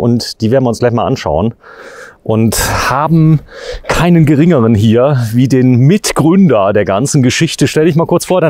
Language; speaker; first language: German; native; German